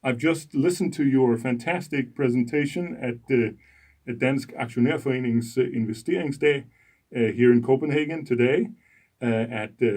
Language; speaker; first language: English; non-native, fluent; Danish